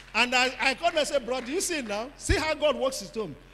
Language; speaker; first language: English; non-native, local second language; Igbo